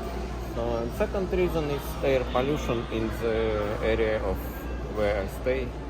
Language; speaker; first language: English; non-native, learner; Russian